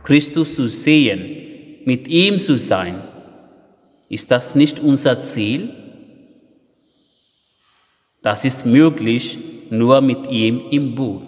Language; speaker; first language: German; non-native, fluent; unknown